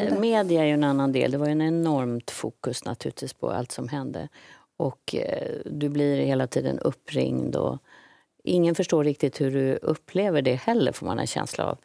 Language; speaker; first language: Swedish; native; Swedish